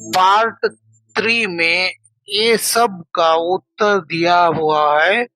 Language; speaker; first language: Hindi; non-native, local second language; Kannada